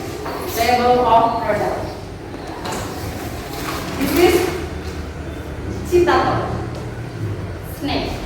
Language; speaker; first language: English; non-native, learner; Indonesian